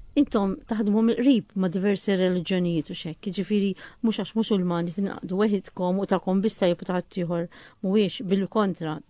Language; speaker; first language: Maltese; native; Maltese